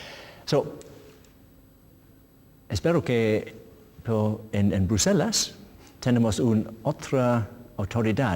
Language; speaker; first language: Spanish; non-native, learner; English